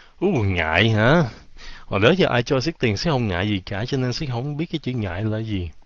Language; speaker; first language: Vietnamese; early bilingual, heritage; Vietnamese